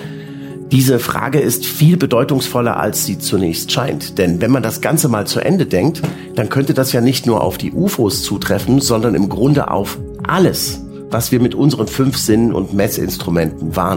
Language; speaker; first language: German; native; German